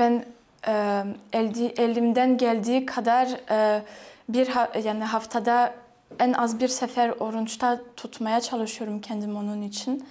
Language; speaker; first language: Turkish; non-native, fluent; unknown